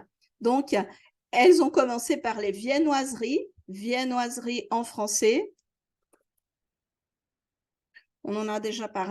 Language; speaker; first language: French; non-native, fluent; Portuguese